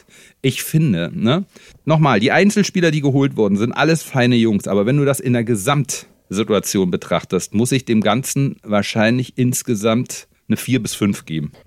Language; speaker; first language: German; native; German